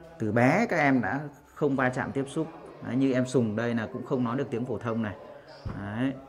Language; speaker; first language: Vietnamese; native; Vietnamese